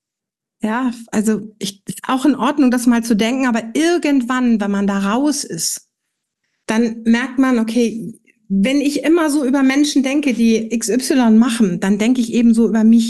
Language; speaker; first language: German; native; German